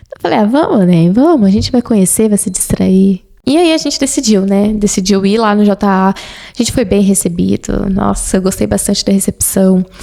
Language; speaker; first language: Portuguese; native; Portuguese